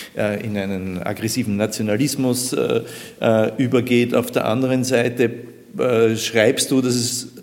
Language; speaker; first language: German; native; German